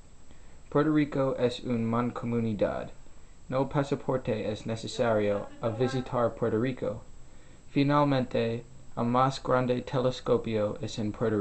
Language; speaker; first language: Spanish; non-native, learner; English